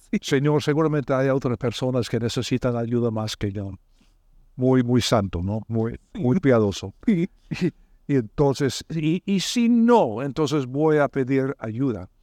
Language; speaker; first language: Spanish; non-native, fluent; English